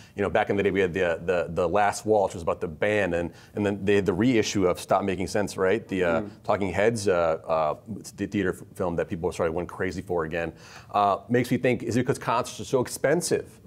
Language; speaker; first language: English; native; English